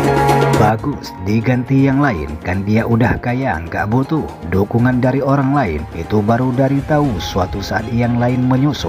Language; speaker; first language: Indonesian; native; Indonesian